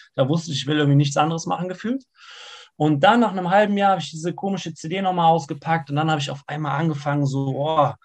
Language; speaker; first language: German; native; German